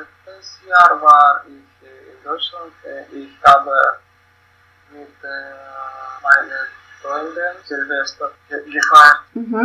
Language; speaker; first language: German; non-native, learner; Russian